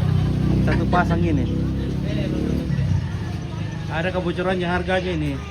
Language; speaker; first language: Indonesian; non-native, local second language; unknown